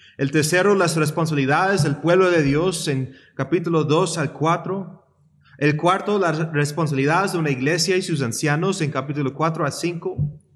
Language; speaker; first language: Spanish; early bilingual, heritage; Spanish